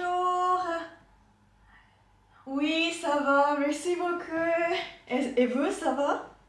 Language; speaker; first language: French; non-native, learner; Japanese